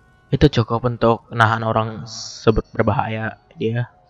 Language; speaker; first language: Indonesian; native; Indonesian